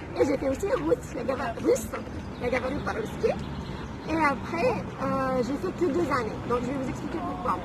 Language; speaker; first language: French; non-native, local second language; Arabic